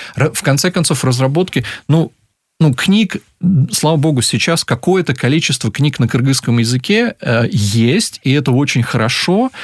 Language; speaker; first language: Russian; native; Russian